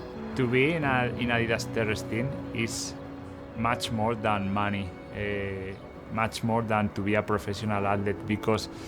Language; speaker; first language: English; non-native, fluent; Spanish